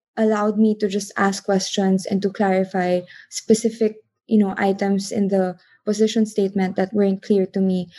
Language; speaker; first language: English; non-native, local second language; Filipino